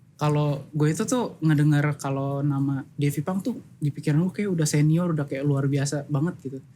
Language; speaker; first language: Indonesian; native; Indonesian